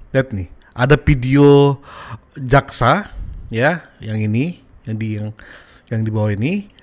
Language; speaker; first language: Indonesian; native; Indonesian